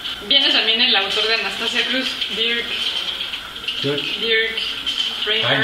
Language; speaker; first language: Spanish; native; Spanish